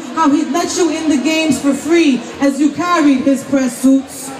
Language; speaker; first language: English; early bilingual, other home language; Spanish